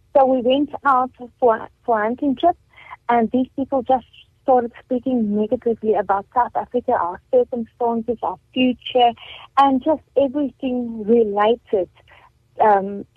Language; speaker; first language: English; non-native, local second language; Afrikaans